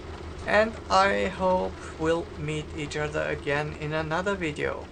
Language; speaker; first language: English; non-native, fluent; German